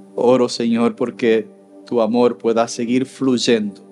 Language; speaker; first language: Spanish; native; Spanish